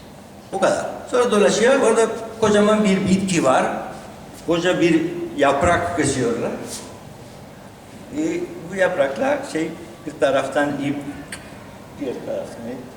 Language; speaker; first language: Turkish; non-native, learner; Spanish